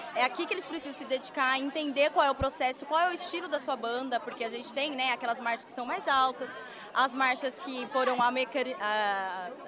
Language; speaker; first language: Portuguese; native; Portuguese